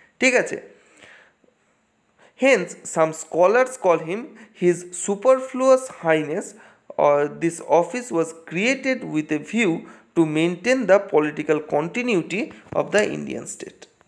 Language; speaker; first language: English; non-native, local second language; Bangla